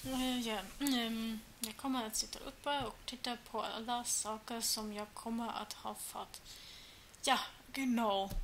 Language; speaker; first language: Swedish; non-native, learner; German